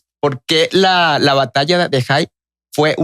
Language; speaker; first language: Spanish; native; Spanish